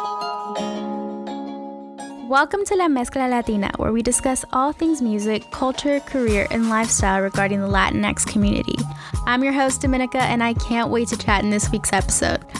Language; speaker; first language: English; early bilingual, other home language; Spanish